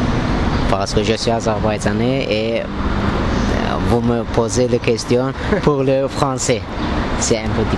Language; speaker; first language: French; non-native, learner; Azerbaijani